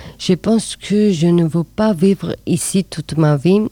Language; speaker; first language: French; non-native, learner; Georgian